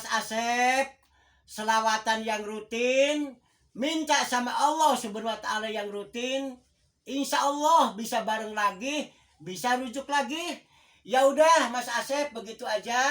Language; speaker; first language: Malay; non-native, local second language; Javanese